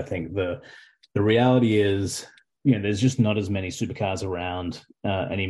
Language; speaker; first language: English; native; English